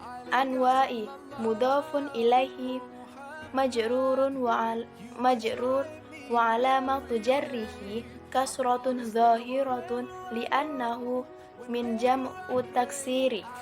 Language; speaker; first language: Arabic; non-native, learner; Indonesian